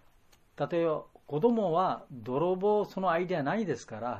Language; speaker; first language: Japanese; non-native, fluent; Bangla